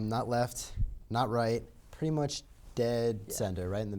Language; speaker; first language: English; native; English